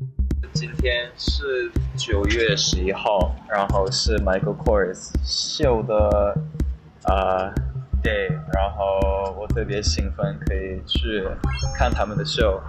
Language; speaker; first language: Chinese; non-native, fluent; English